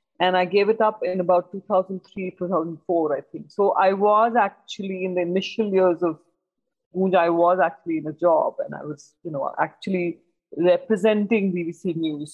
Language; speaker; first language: English; non-native, local second language; Hindi